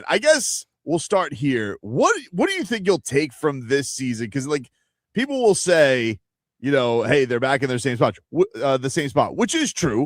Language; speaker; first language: English; native; English